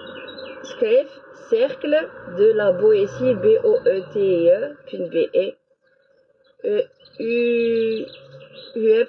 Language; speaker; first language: Dutch; non-native, learner; French